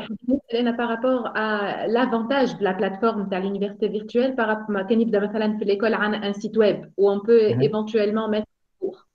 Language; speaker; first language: French; non-native, local second language; Arabic